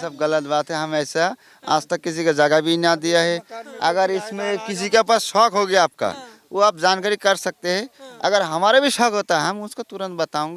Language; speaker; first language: Hindi; non-native, local second language; Bangla